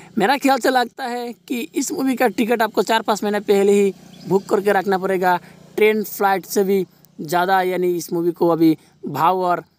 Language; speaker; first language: Hindi; native; Hindi